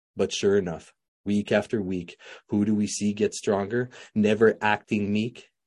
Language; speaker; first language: English; non-native, local second language; French